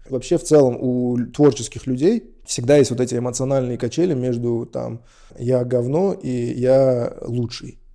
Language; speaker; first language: Russian; non-native, local second language; Uzbek